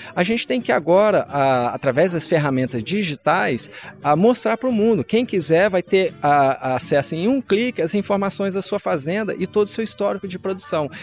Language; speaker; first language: Portuguese; native; Portuguese